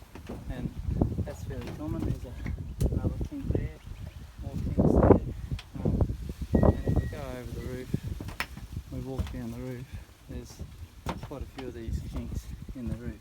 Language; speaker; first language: English; native; English